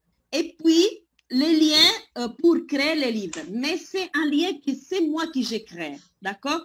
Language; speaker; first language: French; non-native, fluent; Italian